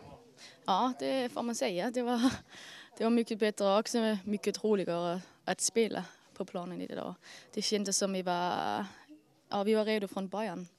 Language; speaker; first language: Swedish; non-native, fluent; Danish